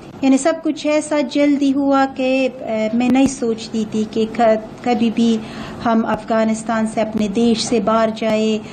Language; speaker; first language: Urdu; non-native, fluent; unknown